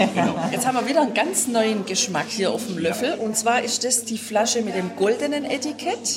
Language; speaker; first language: German; native; German